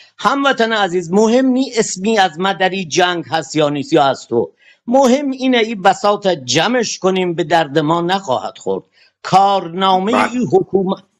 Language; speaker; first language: Persian; non-native, local second language; Kurdish